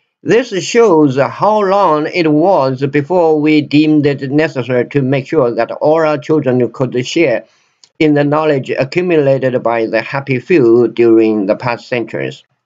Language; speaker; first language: English; non-native, fluent; Chinese